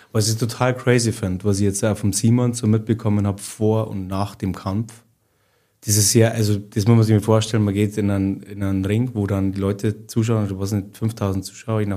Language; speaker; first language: German; native; German